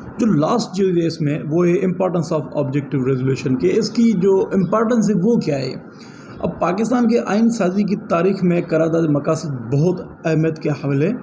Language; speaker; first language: Urdu; non-native, local second language; Sindhi